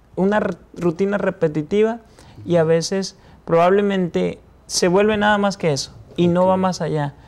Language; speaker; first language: Spanish; native; Spanish